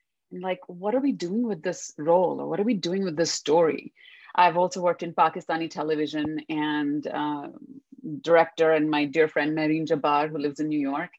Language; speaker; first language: English; non-native, local second language; Hindi